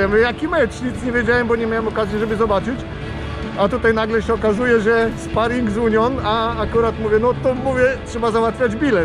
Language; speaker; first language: Polish; native; Polish